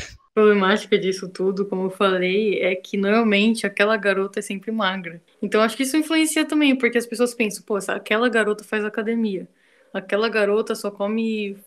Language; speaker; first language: Portuguese; native; Portuguese